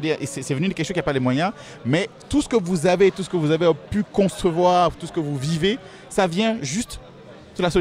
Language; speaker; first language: French; native; French